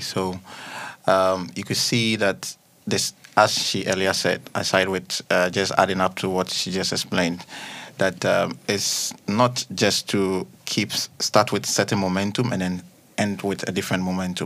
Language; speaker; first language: English; non-native, local second language; Akan